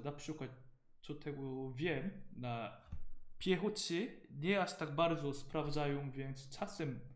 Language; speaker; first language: Polish; non-native, learner; Korean